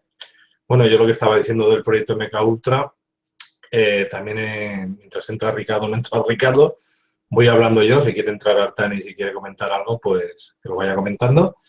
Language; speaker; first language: Spanish; native; Spanish